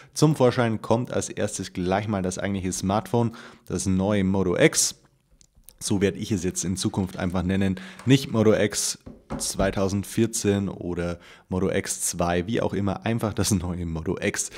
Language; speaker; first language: German; native; German